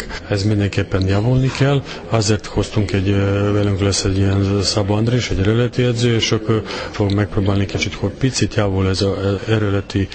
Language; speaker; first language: Hungarian; non-native, fluent; Serbian